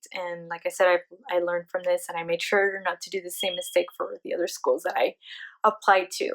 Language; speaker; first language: English; early bilingual, other home language; Spanish